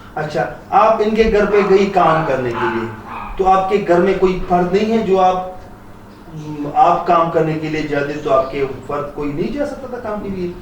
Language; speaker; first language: Urdu; non-native, local second language; Punjabi